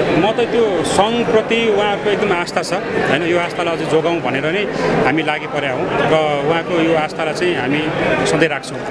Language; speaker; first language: Nepali; native; Nepali